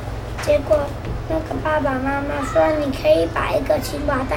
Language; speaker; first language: Chinese; native; Chinese